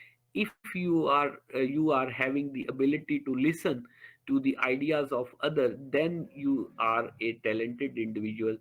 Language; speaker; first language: English; non-native, local second language; Urdu